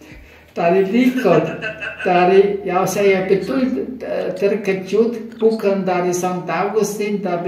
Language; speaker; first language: Indonesian; non-native, fluent; German